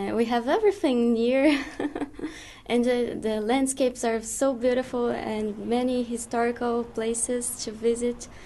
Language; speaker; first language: English; non-native, fluent; Portuguese